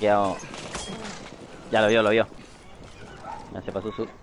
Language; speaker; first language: Spanish; native; Spanish